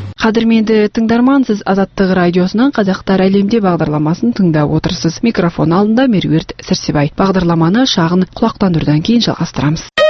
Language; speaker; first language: Kazakh; native; Kazakh